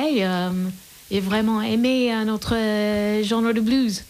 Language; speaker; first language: French; non-native, learner; English